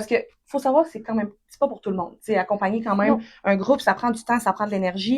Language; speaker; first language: French; native; French